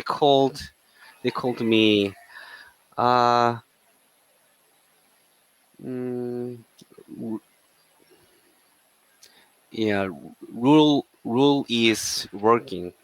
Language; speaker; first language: English; non-native, learner; Korean